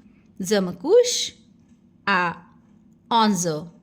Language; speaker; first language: French; non-native, fluent; Hindi